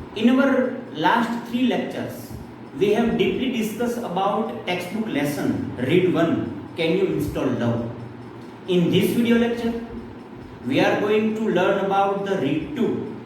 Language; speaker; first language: English; non-native, local second language; Gujarati